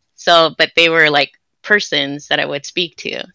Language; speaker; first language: English; native; English